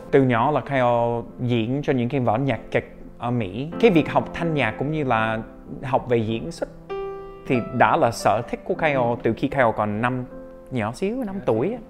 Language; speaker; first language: Vietnamese; non-native, fluent; English